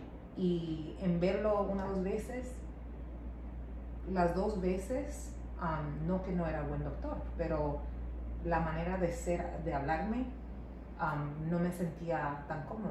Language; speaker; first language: Spanish; non-native, local second language; English